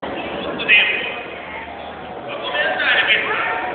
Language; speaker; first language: Italian; non-native, learner; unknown